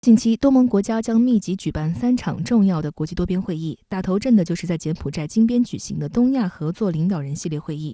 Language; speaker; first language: Chinese; native; Chinese